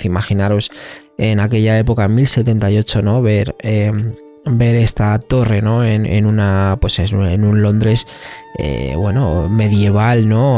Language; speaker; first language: Spanish; native; Spanish